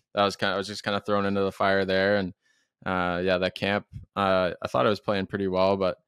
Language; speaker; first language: English; native; English